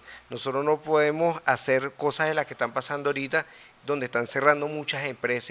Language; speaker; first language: Spanish; native; Spanish